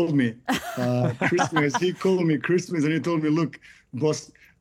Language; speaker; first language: English; non-native, fluent; German